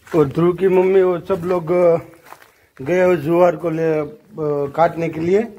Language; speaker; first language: Hindi; non-native, local second language; Gujarati